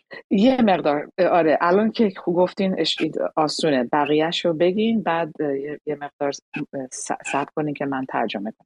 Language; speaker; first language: Persian; early bilingual, heritage; Persian